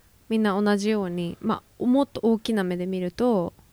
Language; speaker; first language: Japanese; native; Japanese